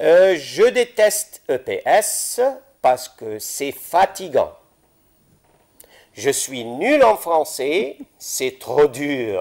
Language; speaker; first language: French; non-native, fluent; Arabic